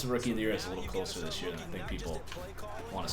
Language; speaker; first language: English; native; English